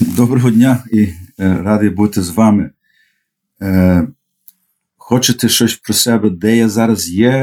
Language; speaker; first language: Ukrainian; early bilingual, heritage; Ukrainian